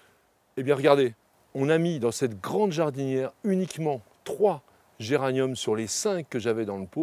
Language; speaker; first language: French; native; French